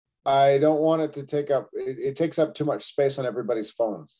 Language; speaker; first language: English; native; English